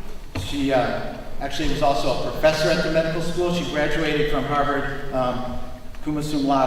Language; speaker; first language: English; native; English